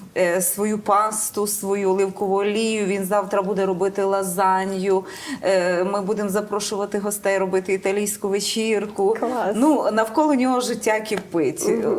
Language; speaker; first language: Ukrainian; native; Ukrainian